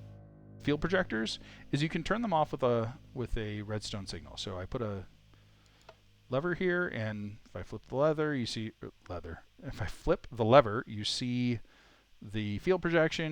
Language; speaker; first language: English; native; English